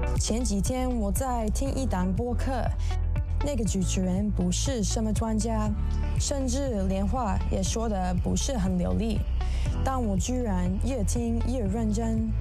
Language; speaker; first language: Chinese; non-native, fluent; English